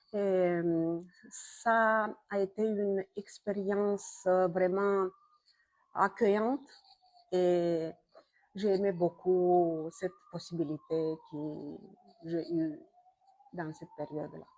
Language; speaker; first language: French; non-native, fluent; Romanian